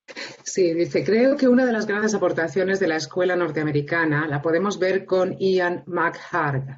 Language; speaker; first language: Spanish; native; Spanish